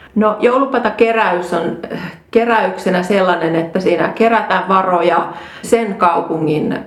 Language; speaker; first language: Finnish; native; Finnish